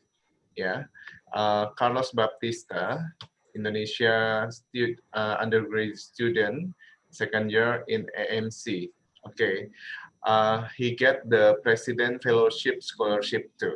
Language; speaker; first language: English; non-native, learner; Indonesian